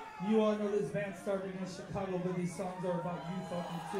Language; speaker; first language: English; early bilingual, other home language; Spanish